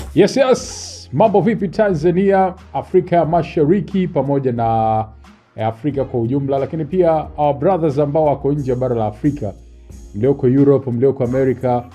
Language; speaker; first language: Swahili; native; Swahili